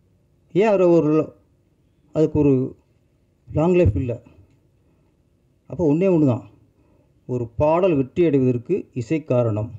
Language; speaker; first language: Tamil; native; Tamil